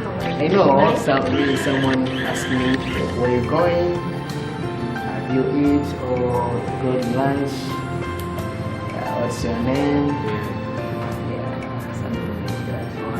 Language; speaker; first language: English; non-native, local second language; Swahili